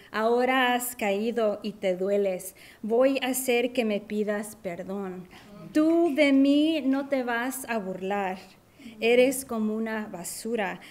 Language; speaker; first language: Spanish; early bilingual, other home language; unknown